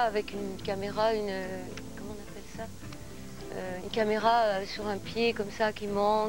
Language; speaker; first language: French; native; French